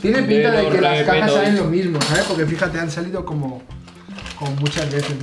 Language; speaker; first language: Spanish; native; Spanish